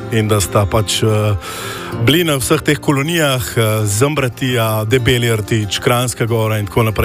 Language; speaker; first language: Slovenian; native; Slovenian